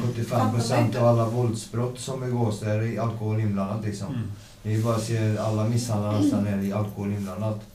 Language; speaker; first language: Swedish; native; Swedish